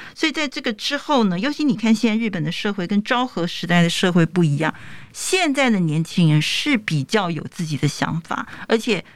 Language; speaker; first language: Chinese; native; Chinese